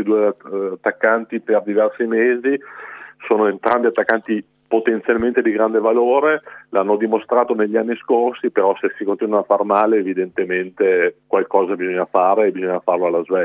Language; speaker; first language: Italian; native; Italian